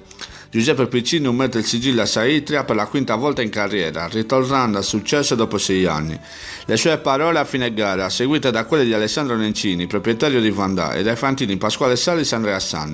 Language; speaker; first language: Italian; native; Italian